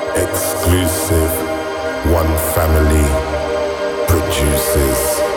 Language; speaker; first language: English; native; English